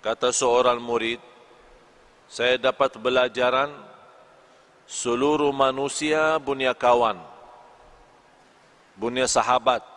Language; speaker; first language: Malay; non-native, fluent; Arabic